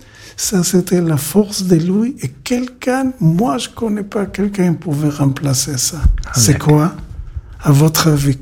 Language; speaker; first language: French; non-native, learner; Hebrew